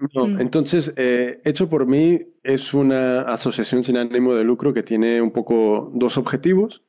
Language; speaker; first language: Spanish; early bilingual, heritage; Spanish